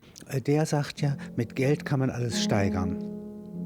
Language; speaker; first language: German; native; German